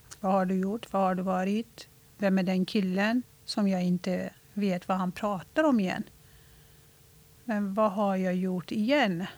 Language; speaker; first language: Swedish; non-native, fluent; Persian